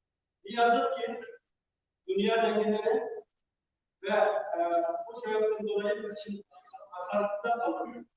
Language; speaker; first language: Turkish; non-native, fluent; Uyghur